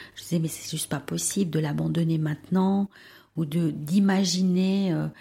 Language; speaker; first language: French; early bilingual, other home language; Spanish